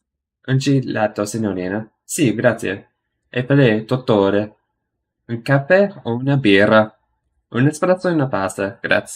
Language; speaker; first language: Italian; non-native, learner; English